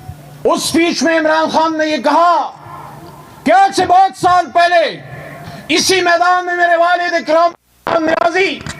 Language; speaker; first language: Urdu; native; Urdu